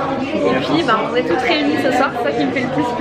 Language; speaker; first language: French; native; French